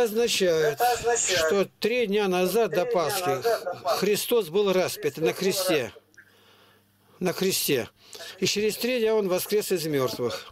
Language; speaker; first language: Russian; native; Russian